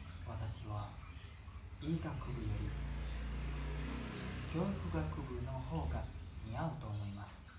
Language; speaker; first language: Japanese; non-native, learner; Indonesian